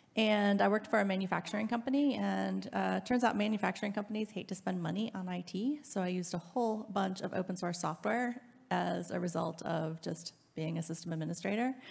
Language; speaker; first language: English; native; English